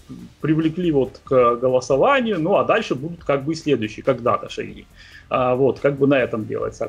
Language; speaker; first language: Russian; native; Russian